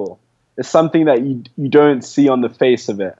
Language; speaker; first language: English; native; English